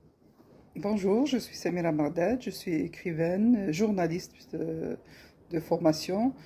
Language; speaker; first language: French; non-native, local second language; Arabic